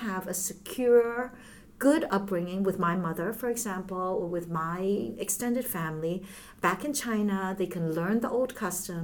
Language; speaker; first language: English; early bilingual, other home language; Cantonese